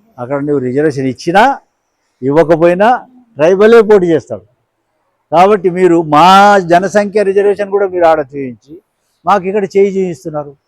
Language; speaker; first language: Telugu; non-native, local second language; Lambadi